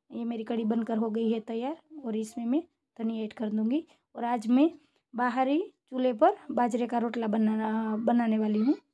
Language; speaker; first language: Hindi; non-native, local second language; Gujarati